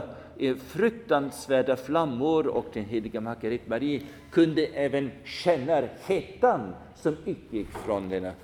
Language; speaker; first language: Swedish; non-native, fluent; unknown